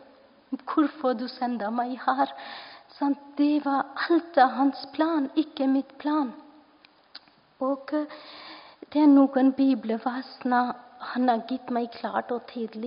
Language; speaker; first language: Norwegian; non-native, fluent; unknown